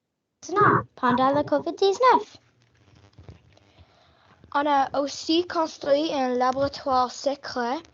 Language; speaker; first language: French; non-native, learner; English